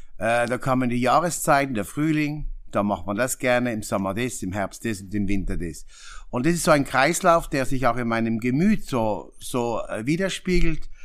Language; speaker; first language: German; native; German